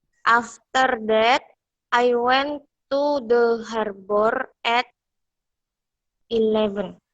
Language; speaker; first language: English; non-native, learner; Indonesian